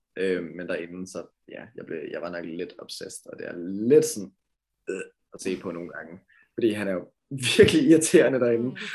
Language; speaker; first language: Danish; native; Danish